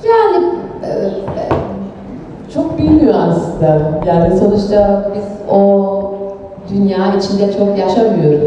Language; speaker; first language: Turkish; non-native, fluent; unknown